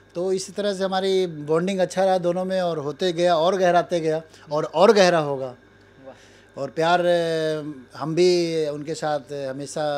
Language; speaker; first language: Hindi; native; Hindi